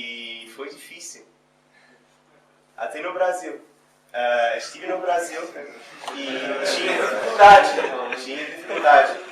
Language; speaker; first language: Portuguese; non-native, fluent; English